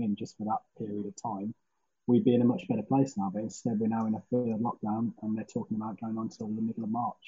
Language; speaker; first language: English; native; English